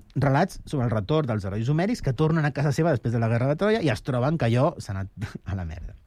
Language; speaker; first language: Catalan; native; Catalan